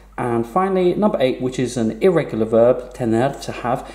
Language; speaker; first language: English; native; English